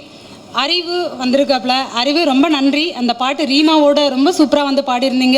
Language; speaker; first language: Tamil; native; Tamil